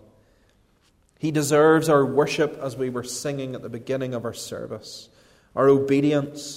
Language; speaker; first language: English; native; English